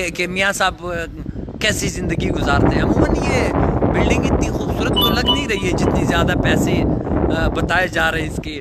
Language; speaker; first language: Urdu; non-native, local second language; Pashto